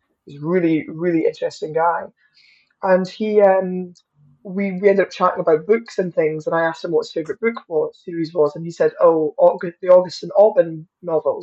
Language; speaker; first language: English; native; English